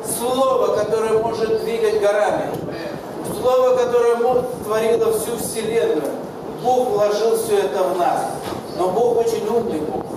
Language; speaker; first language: Russian; non-native, local second language; Kazakh